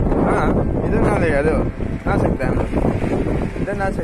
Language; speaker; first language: Hindi; non-native, local second language; Odia